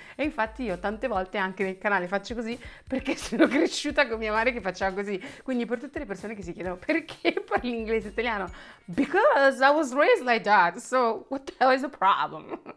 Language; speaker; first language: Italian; native; Italian